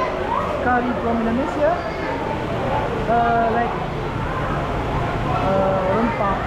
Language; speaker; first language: English; non-native, learner; Indonesian